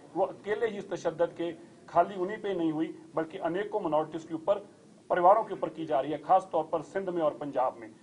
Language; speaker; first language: Hindi; non-native, local second language; Punjabi